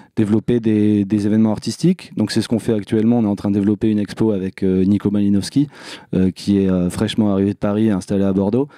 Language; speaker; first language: French; native; French